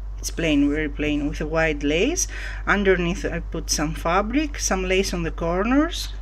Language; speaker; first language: English; non-native, fluent; Greek